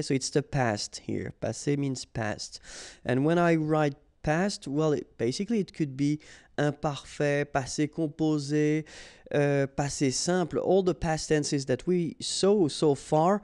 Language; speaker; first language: English; non-native, fluent; French